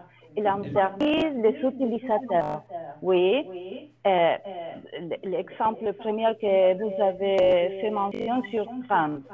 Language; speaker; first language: French; non-native, learner; Spanish